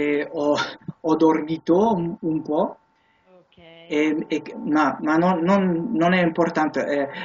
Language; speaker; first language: Italian; non-native, learner; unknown